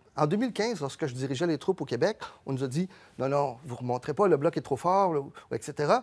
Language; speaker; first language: French; early bilingual, other home language; Spanish